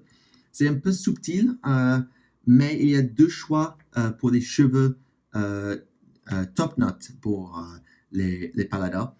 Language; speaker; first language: French; non-native, fluent; English